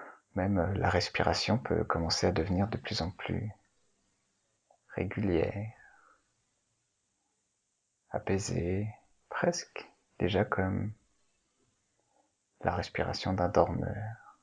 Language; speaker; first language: French; native; French